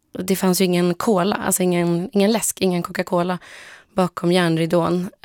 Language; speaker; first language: Swedish; early bilingual, other home language; Polish